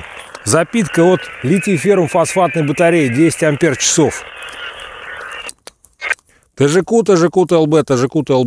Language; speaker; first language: Russian; native; Russian